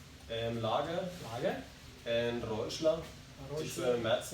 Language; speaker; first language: English; non-native, learner; German